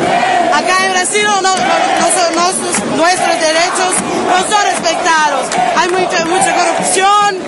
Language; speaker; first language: Spanish; non-native, local second language; Portuguese